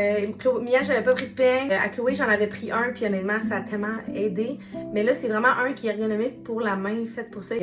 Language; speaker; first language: French; native; French